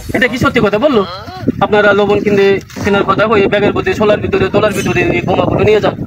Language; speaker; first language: Bangla; native; Bangla